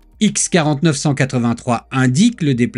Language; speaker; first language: French; native; French